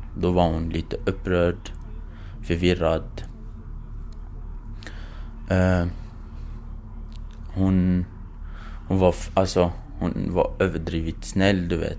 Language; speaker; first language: Swedish; non-native, fluent; Kurdish